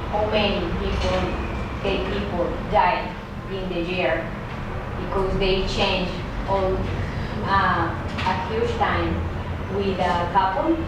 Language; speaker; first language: English; non-native, learner; Spanish